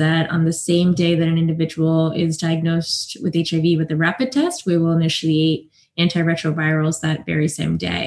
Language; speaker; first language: English; native; English